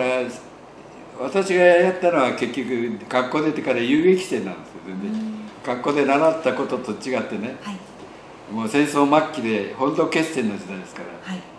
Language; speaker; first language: Japanese; native; Japanese